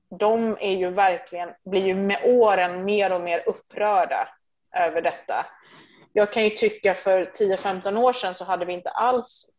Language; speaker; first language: Swedish; early bilingual, other home language; Persian